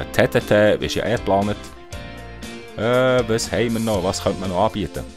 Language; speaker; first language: German; native; German